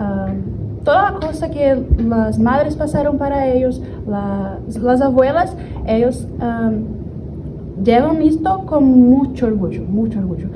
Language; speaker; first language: Spanish; non-native, learner; Portuguese